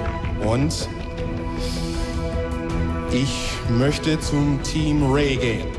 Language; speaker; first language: German; non-native, fluent; English